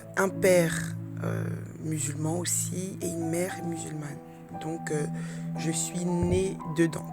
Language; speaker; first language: French; early bilingual, other home language; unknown